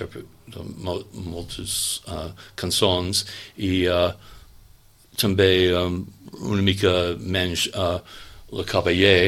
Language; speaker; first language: Catalan; non-native, learner; English